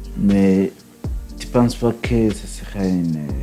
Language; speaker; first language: French; non-native, learner; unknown